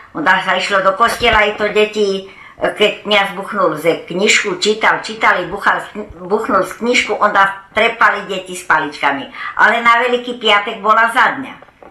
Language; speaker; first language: Slovak; early bilingual, heritage; Slovak